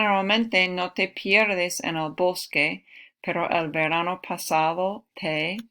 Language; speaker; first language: Spanish; non-native, fluent; English